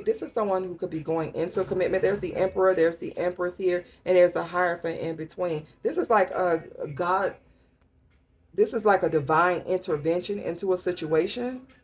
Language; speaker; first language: English; native; English